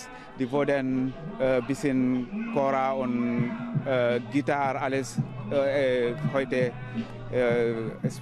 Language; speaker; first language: German; non-native, learner; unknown